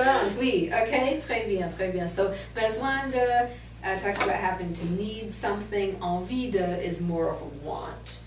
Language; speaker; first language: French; non-native, fluent; English